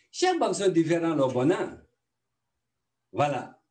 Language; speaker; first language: French; non-native, learner; Tibetan